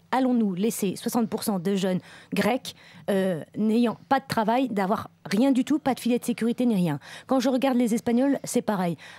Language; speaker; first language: French; native; French